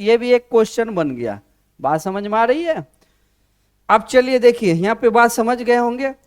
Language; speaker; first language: Hindi; native; Hindi